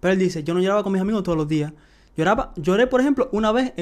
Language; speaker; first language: Spanish; native; Spanish